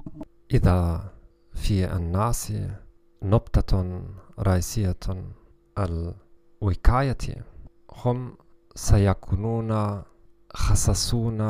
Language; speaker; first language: Arabic; non-native, learner; German